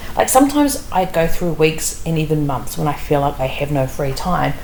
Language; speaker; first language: English; native; English